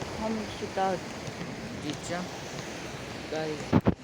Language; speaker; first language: Turkish; non-native, fluent; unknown